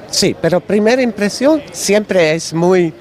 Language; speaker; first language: Spanish; non-native, learner; Dutch